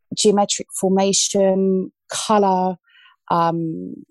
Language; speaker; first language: English; native; English